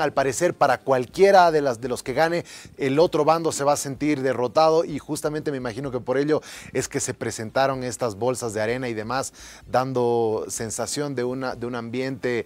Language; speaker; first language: Spanish; native; Spanish